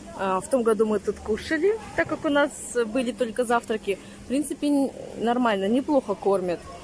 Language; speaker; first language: Russian; native; Russian